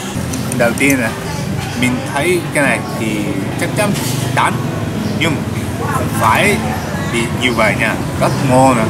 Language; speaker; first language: Vietnamese; non-native, learner; Japanese